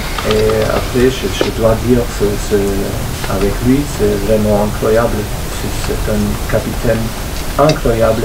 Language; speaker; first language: French; non-native, fluent; German